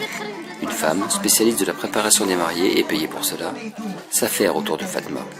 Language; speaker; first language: French; native; French